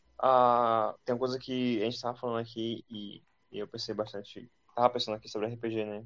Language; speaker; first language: Portuguese; native; Portuguese